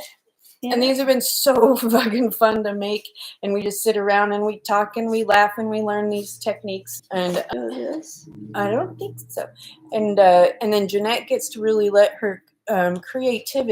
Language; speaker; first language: English; native; English